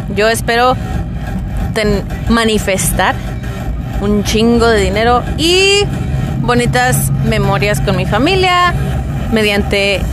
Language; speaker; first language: Spanish; early bilingual, heritage; Spanish